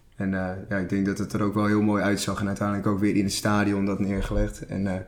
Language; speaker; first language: Dutch; native; Dutch